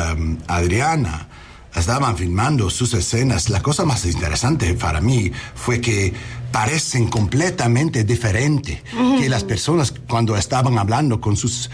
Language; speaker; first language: Spanish; early bilingual, heritage; Spanish